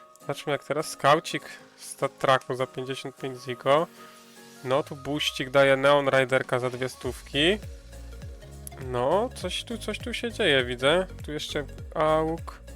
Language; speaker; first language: Polish; native; Polish